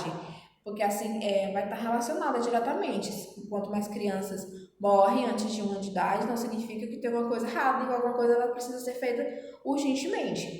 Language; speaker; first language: Portuguese; native; Portuguese